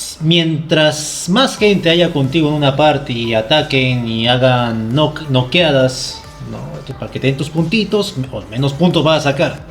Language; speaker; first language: Spanish; native; Spanish